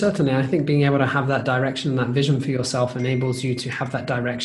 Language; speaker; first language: English; native; English